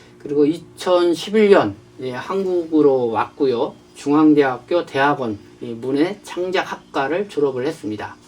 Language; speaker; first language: Korean; native; Korean